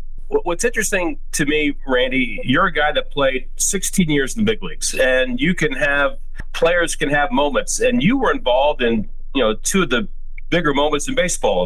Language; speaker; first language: English; native; English